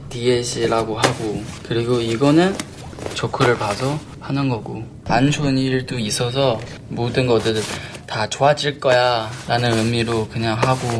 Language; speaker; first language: Korean; non-native, fluent; Chinese